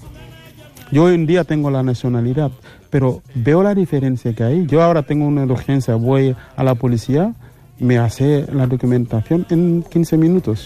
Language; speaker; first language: Spanish; non-native, fluent; Wolof